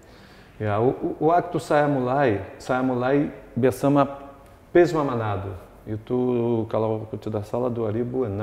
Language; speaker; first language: Indonesian; non-native, fluent; Portuguese